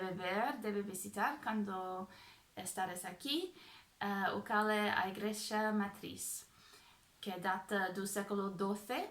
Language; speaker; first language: Portuguese; non-native, fluent; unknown